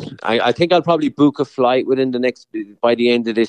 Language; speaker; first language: English; native; English